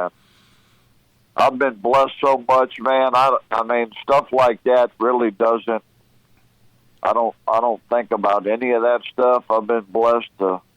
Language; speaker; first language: English; native; English